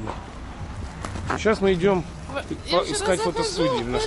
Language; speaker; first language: Russian; native; Russian